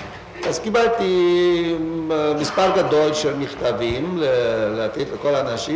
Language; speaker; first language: Hebrew; non-native, fluent; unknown